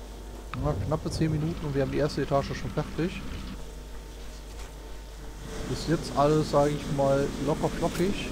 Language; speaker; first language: German; native; German